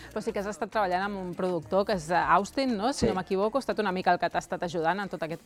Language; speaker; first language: Catalan; native; Catalan